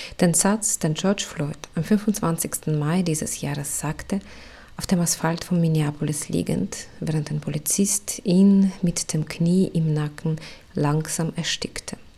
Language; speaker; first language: German; non-native, fluent; Russian